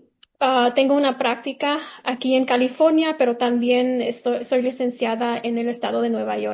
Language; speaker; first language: Spanish; early bilingual, heritage; Spanish